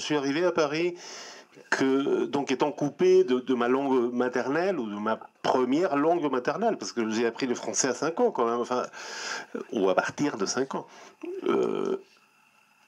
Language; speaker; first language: French; non-native, fluent; Spanish